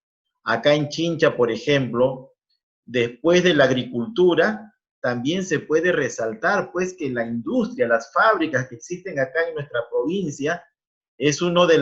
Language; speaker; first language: Spanish; native; Spanish